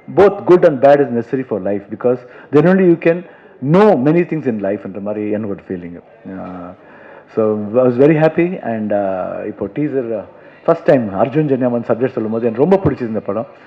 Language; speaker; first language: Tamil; non-native, local second language; Kannada